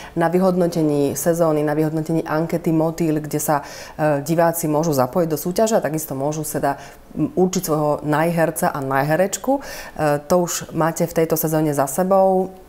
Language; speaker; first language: Slovak; native; Slovak